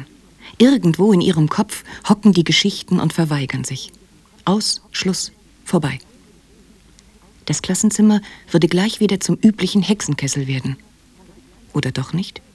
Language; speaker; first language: German; native; German